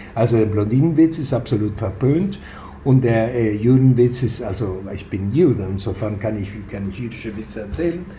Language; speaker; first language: German; non-native, fluent; Spanish